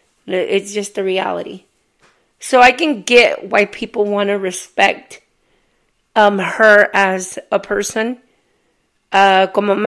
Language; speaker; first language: English; early bilingual, other home language; Spanish